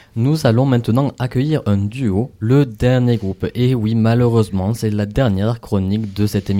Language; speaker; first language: French; native; French